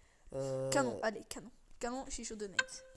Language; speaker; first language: French; native; French